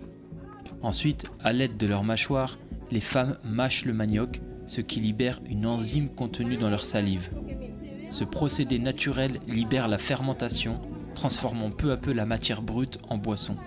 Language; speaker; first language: French; native; French